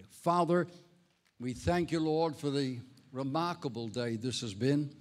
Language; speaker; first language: English; native; English